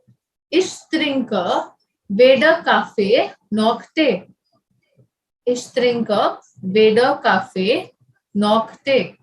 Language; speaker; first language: German; non-native, fluent; Hindi